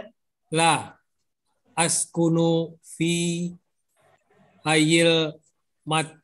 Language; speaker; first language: Arabic; non-native, learner; Indonesian